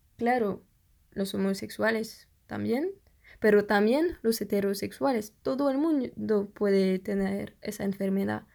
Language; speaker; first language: Spanish; non-native, fluent; French